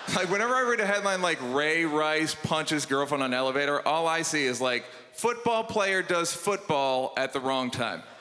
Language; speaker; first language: English; native; English